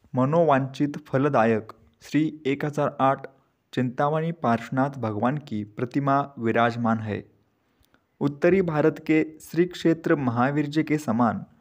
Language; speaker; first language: Hindi; non-native, local second language; Marathi